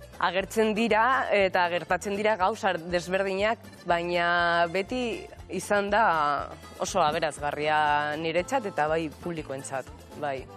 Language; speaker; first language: Basque; non-native, local second language; Spanish